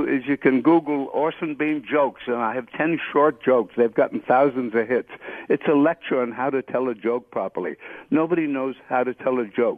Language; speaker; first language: English; native; English